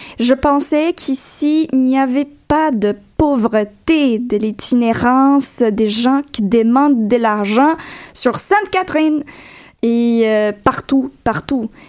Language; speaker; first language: French; non-native, fluent; Portuguese